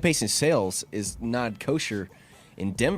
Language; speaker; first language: English; native; English